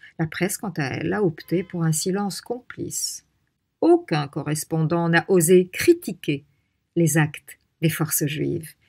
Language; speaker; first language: French; non-native, local second language; Arabic